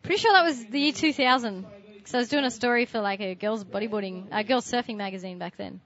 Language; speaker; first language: English; native; English